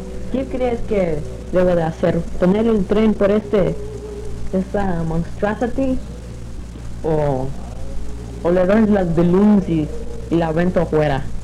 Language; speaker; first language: Spanish; early bilingual, heritage; Spanish